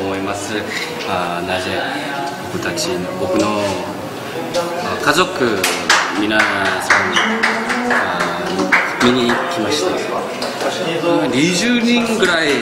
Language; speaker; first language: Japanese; non-native, learner; Korean